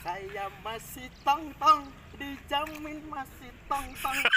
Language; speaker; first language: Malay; non-native, local second language; Javanese